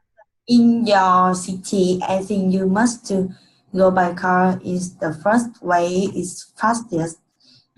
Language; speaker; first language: English; non-native, learner; Vietnamese